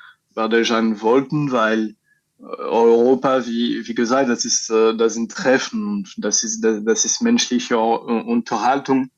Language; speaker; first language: German; non-native, fluent; French